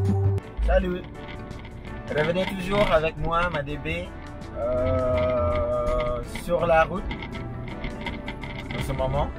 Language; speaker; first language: French; non-native, fluent; Indonesian